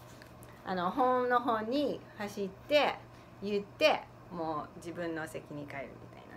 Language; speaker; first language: Japanese; non-native, fluent; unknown